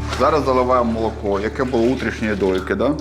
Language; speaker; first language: Ukrainian; native; Ukrainian